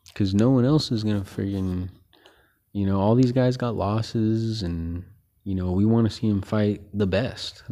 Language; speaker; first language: English; early bilingual, other home language; Filipino